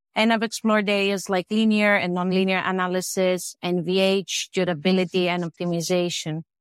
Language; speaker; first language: English; non-native, fluent; Greek